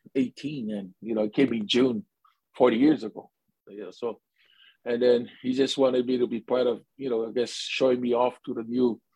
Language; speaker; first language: English; native; English